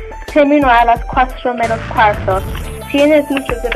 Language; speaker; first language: Spanish; non-native, learner; English